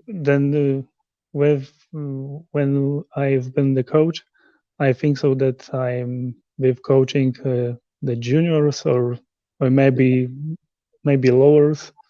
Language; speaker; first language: English; non-native, learner; Polish